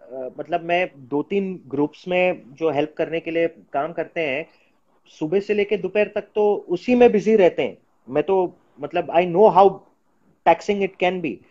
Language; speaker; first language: Hindi; non-native, local second language; Gujarati